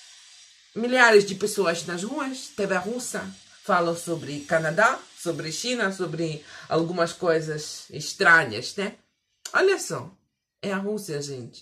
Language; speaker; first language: Portuguese; non-native, fluent; Russian